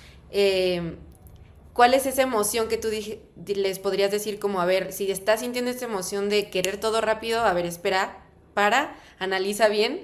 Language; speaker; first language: Spanish; native; Spanish